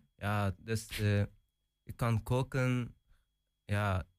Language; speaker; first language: Dutch; non-native, learner; Persian